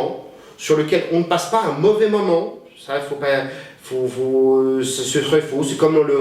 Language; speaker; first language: French; native; French